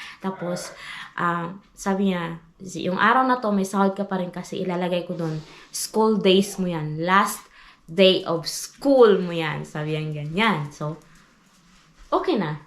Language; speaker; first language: Filipino; non-native, local second language; Cebuano